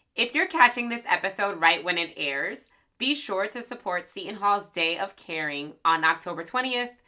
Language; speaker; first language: English; early bilingual, other home language; Spanish